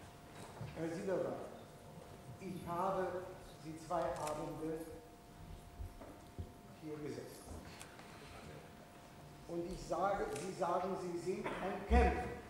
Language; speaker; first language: German; non-native, fluent; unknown